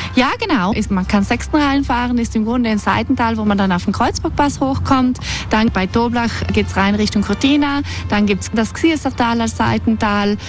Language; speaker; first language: German; native; German